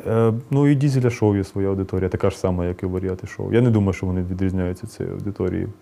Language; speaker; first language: Ukrainian; non-native, local second language; Russian